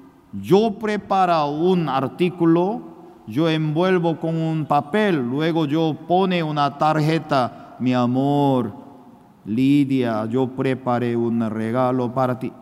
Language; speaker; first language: Spanish; non-native, fluent; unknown